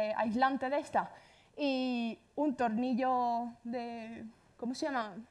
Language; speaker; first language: Spanish; native; Spanish